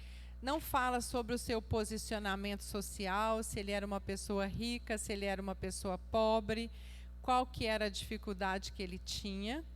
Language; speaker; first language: Portuguese; native; Portuguese